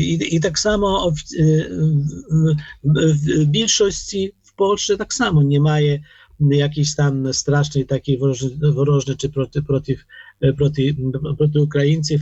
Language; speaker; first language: Polish; non-native, learner; Ukrainian